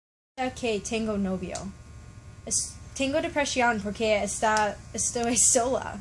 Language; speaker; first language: Spanish; non-native, learner; English